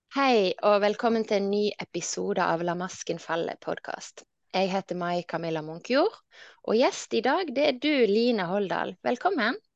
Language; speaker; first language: Norwegian; native; Norwegian